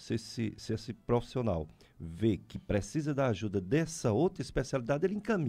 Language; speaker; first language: Portuguese; native; Portuguese